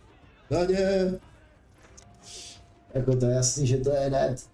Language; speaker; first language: Czech; native; Czech